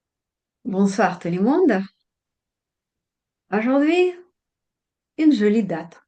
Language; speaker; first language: French; non-native, fluent; Russian